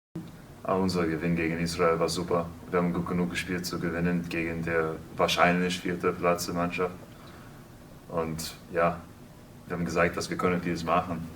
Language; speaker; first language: German; early bilingual, heritage; English